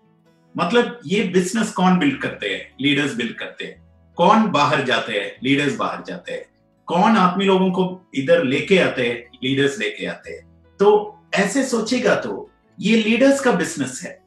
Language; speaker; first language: Hindi; non-native, local second language; Malayalam